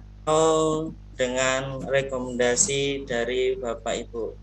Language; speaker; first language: Indonesian; native; Indonesian